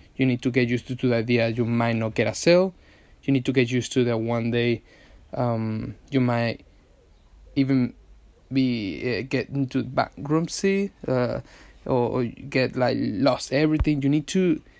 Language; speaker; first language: English; non-native, fluent; Spanish